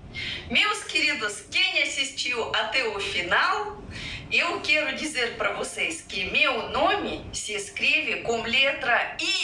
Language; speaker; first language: Portuguese; non-native, fluent; Russian